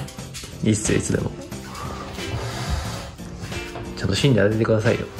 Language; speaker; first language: Japanese; native; Japanese